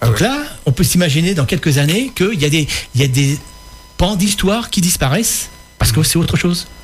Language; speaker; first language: French; native; French